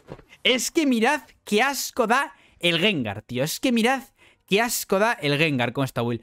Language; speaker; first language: Spanish; native; Spanish